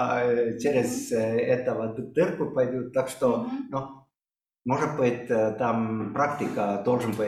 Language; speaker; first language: Russian; non-native, local second language; Estonian